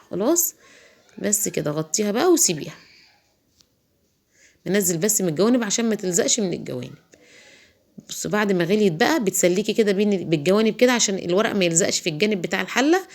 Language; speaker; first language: Arabic; native; Arabic